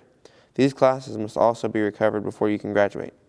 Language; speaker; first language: English; native; English